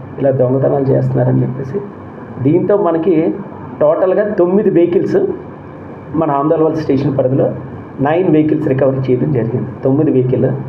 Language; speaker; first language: Telugu; native; Telugu